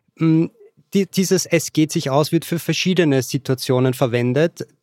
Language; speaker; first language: German; native; German